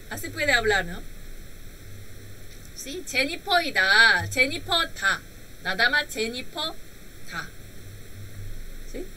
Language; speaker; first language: Spanish; non-native, learner; Korean